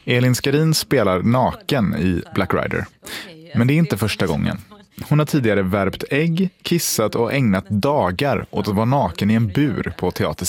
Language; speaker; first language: Swedish; native; Swedish